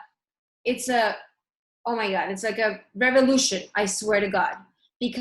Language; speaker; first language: English; early bilingual, other home language; Russian